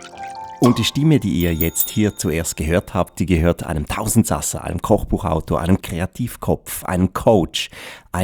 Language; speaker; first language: German; native; German